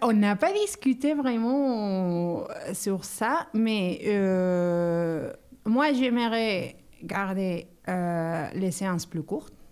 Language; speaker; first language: French; non-native, fluent; Spanish